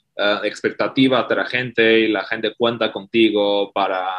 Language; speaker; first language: Spanish; non-native, fluent; Chinese